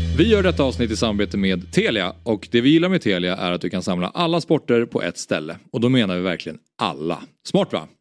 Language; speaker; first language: Swedish; native; Swedish